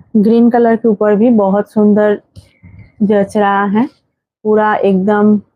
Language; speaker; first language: Hindi; non-native, local second language; Bangla